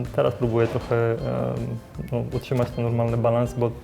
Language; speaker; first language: Polish; non-native, fluent; Romanian